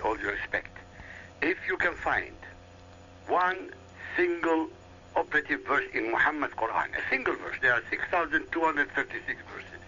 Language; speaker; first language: English; non-native, fluent; Arabic